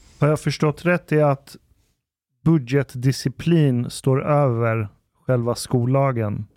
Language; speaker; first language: Swedish; early bilingual, other home language; Persian